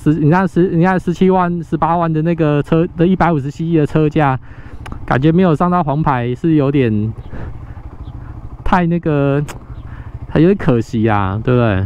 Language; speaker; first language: Chinese; native; Chinese